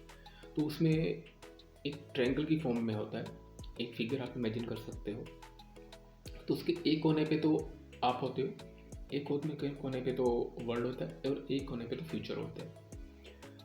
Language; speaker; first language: Hindi; non-native, local second language; Punjabi